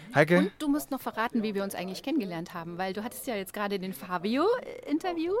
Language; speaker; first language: German; native; German